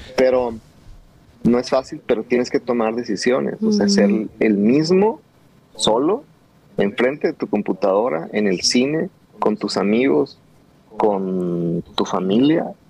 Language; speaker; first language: Spanish; native; Spanish